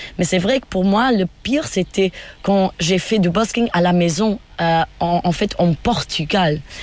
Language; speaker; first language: French; non-native, fluent; Portuguese